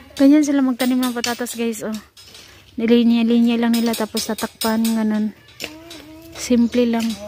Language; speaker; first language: Filipino; non-native, local second language; Cebuano